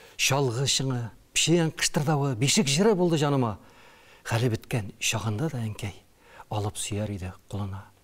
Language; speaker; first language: Tatar; native; Tatar